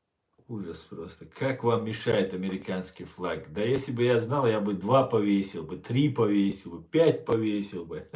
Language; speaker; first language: Russian; non-native, local second language; Chechen